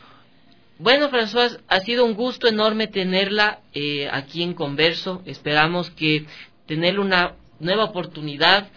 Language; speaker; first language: Spanish; native; Spanish